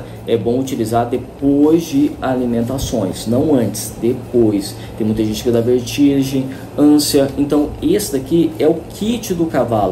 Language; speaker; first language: Portuguese; native; Portuguese